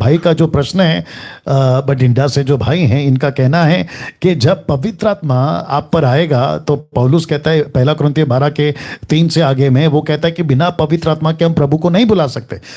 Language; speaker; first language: Hindi; native; Hindi